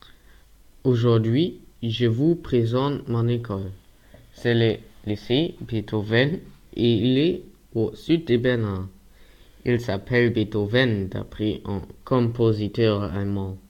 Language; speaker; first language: French; non-native, learner; German